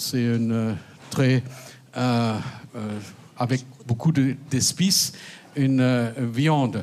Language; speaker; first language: French; non-native, fluent; German